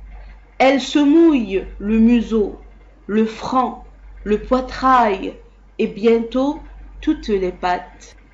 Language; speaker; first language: French; non-native, local second language; Arabic